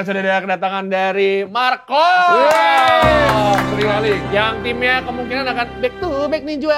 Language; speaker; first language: Indonesian; native; Indonesian